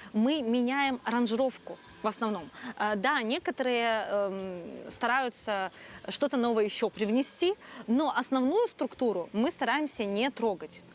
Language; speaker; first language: Russian; non-native, local second language; Crimean Tatar